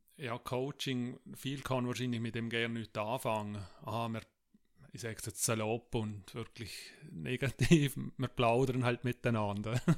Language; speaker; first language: German; native; German